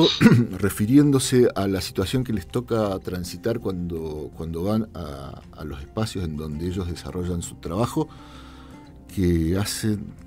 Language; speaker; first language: Spanish; native; Spanish